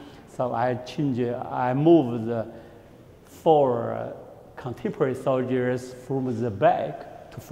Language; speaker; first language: English; non-native, learner; Chinese